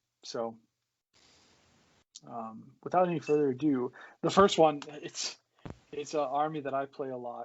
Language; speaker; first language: English; native; English